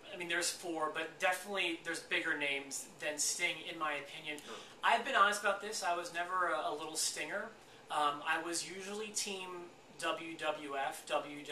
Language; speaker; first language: English; native; English